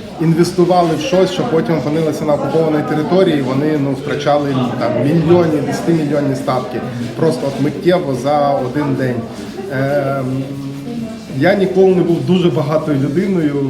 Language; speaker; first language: Ukrainian; native; Ukrainian